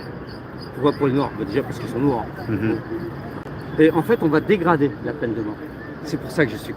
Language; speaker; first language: French; native; French